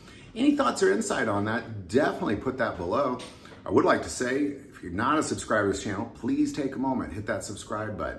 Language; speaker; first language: English; native; English